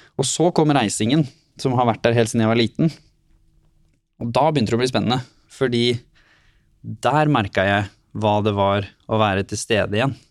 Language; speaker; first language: Norwegian; native; Norwegian